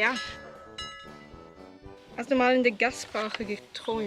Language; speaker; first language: German; non-native, fluent; Swedish